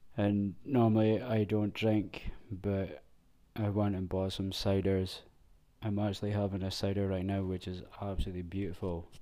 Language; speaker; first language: English; native; English